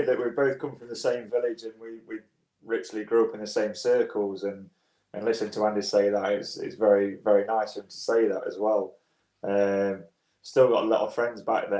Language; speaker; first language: English; native; English